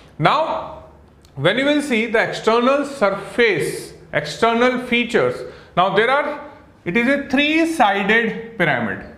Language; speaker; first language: English; non-native, local second language; Hindi